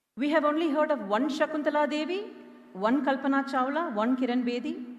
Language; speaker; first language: English; non-native, local second language; Malayalam